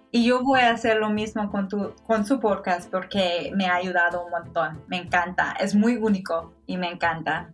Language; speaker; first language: Spanish; non-native, fluent; English